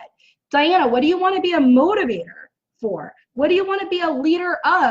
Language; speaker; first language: English; native; English